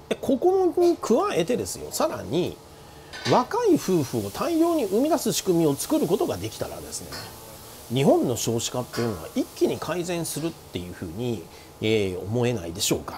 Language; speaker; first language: Japanese; native; Japanese